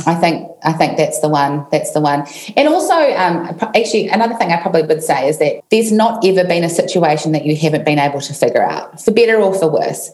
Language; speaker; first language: English; native; English